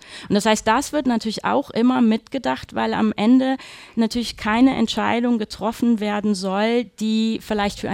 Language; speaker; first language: German; native; German